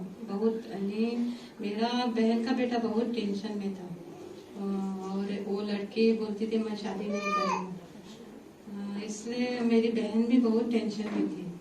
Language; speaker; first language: Hindi; non-native, local second language; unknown